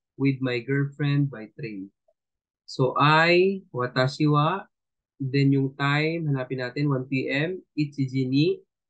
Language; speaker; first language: English; non-native, local second language; Filipino